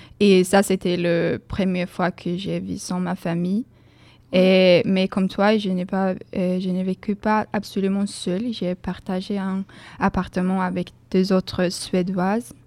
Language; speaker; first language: French; non-native, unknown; Swedish